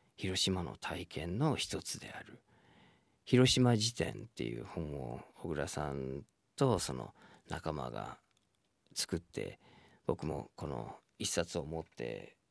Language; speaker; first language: Japanese; non-native, fluent; English